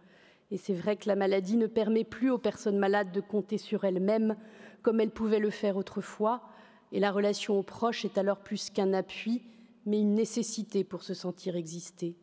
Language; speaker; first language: French; native; French